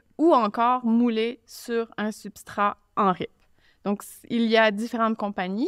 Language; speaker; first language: French; native; French